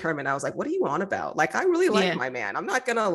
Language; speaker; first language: English; native; English